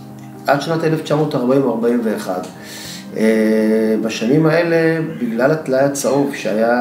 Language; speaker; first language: Hebrew; native; Hebrew